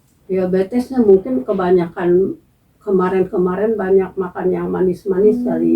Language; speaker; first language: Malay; non-native, local second language; Sundanese